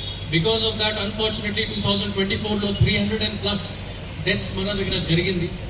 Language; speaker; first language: English; non-native, local second language; Telugu